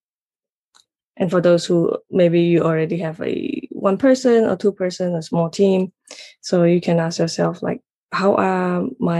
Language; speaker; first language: English; non-native, local second language; Cantonese